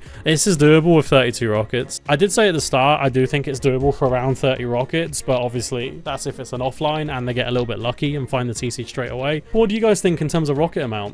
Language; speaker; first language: English; native; English